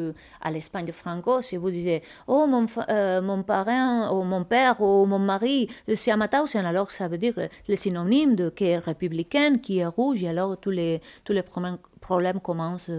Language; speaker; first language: French; non-native, fluent; Spanish